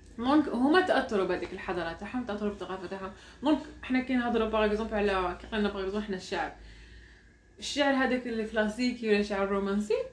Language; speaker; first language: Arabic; native; Arabic